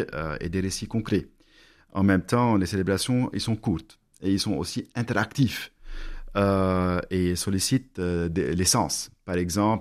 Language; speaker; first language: French; non-native, local second language; Arabic